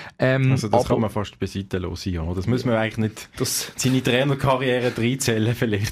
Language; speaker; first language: German; native; German